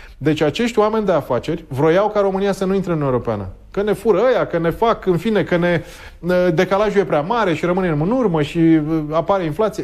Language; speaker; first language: Romanian; native; Romanian